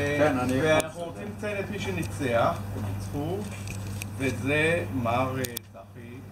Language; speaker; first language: Hebrew; native; Hebrew